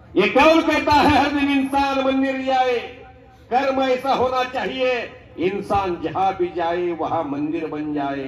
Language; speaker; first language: Hindi; non-native, local second language; Marathi